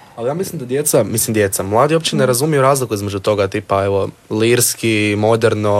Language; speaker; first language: Serbian; native; Serbian